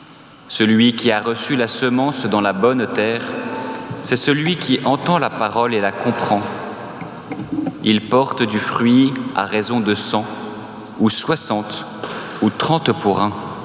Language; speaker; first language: French; native; French